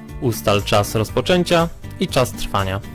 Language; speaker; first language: Polish; native; Polish